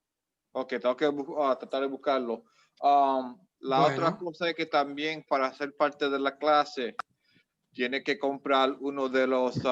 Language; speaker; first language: Spanish; early bilingual, heritage; Spanish